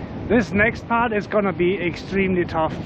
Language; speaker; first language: English; non-native, fluent; Danish